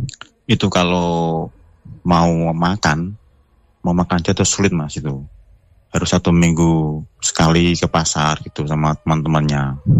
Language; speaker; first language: Indonesian; non-native, local second language; Javanese